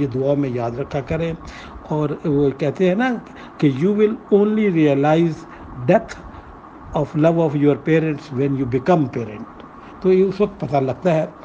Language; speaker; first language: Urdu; non-native, local second language; Punjabi